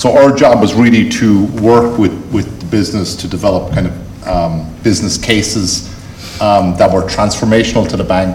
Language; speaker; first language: English; native; English